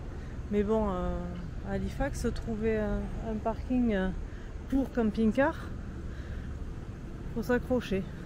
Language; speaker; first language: French; native; French